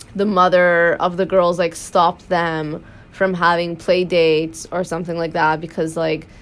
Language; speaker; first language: English; native; English